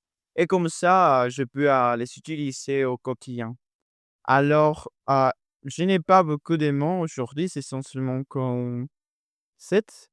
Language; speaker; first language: French; non-native, fluent; Spanish